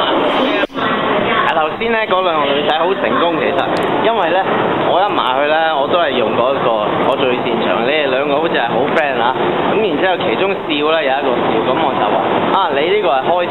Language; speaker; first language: Cantonese; native; Cantonese